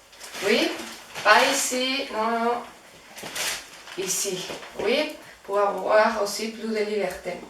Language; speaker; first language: French; non-native, fluent; Spanish